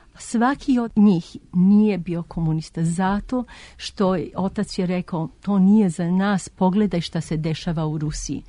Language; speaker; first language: Serbian; early bilingual, heritage; Serbian